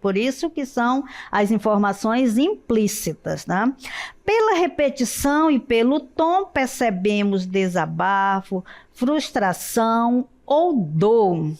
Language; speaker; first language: Portuguese; native; Portuguese